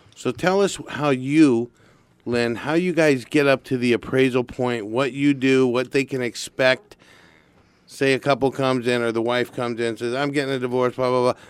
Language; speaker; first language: English; native; English